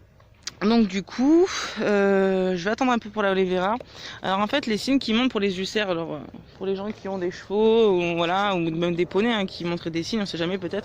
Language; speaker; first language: French; native; French